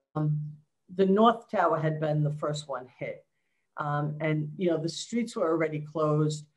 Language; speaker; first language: English; native; English